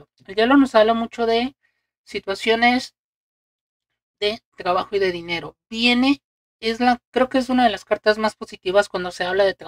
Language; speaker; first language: Spanish; native; Spanish